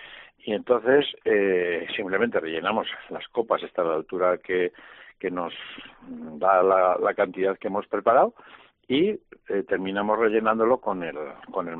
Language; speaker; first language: Spanish; native; Spanish